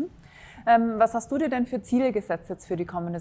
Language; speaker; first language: German; native; German